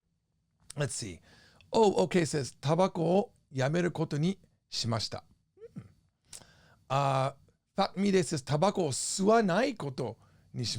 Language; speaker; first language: Japanese; non-native, fluent; English